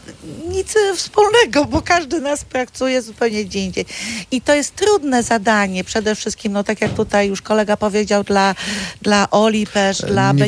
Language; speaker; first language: Polish; non-native, local second language; Kashubian